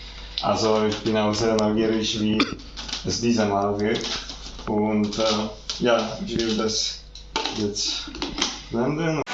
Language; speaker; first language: German; non-native, fluent; Polish